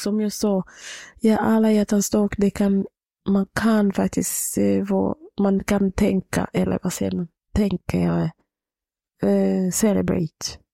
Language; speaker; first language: Swedish; non-native, fluent; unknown